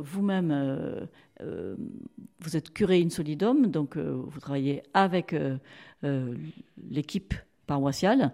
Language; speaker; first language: French; native; French